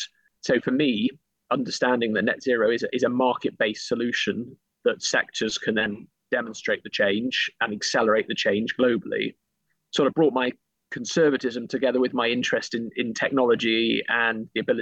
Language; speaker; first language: English; native; English